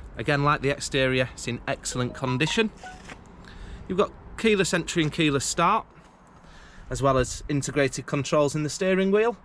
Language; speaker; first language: English; native; English